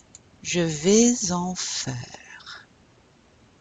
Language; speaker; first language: French; non-native, fluent; English